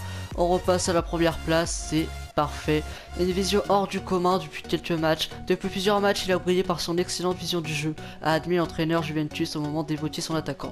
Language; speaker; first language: French; native; French